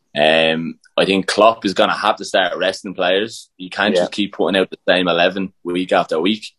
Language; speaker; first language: English; native; English